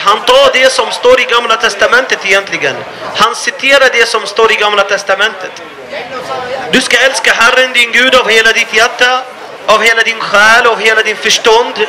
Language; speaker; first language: Swedish; non-native, fluent; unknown